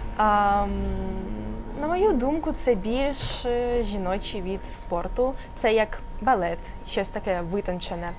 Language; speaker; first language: Ukrainian; non-native, local second language; Russian